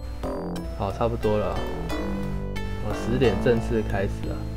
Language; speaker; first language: Chinese; native; Chinese